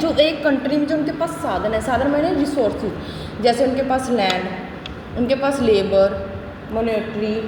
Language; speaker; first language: Hindi; native; Hindi